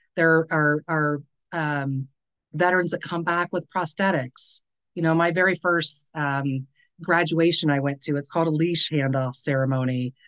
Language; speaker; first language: English; native; English